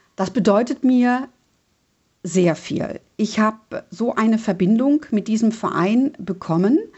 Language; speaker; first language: German; native; German